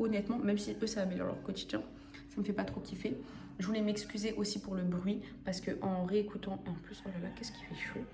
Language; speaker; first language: French; native; French